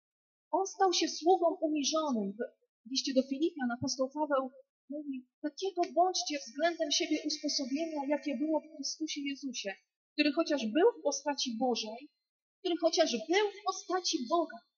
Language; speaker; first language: Polish; native; Polish